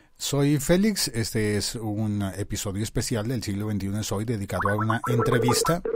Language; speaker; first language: Spanish; native; Spanish